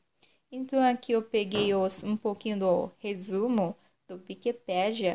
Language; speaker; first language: Portuguese; non-native, local second language; Japanese